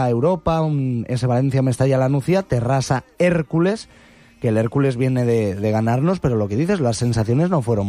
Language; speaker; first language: Spanish; native; Spanish